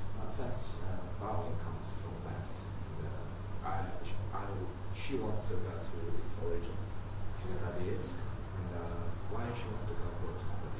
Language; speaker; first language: English; non-native, fluent; Chinese